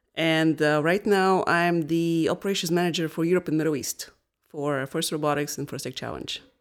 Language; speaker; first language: English; non-native, fluent; Bulgarian